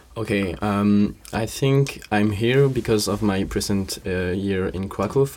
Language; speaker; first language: English; non-native, fluent; French